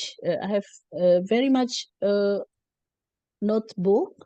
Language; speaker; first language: English; non-native, learner; Indonesian